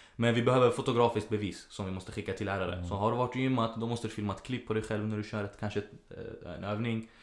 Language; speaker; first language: Swedish; early bilingual, other home language; Arabic